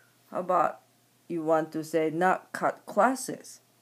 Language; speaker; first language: English; non-native, fluent; Japanese